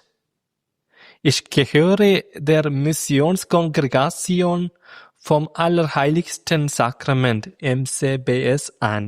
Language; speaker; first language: German; non-native, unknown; Malayalam